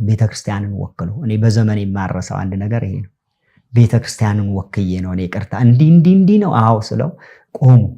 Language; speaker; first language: Amharic; non-native, local second language; Sebat Bet Gurage